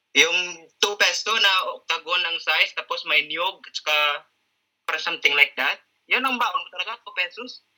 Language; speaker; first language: Filipino; non-native, local second language; Hiligaynon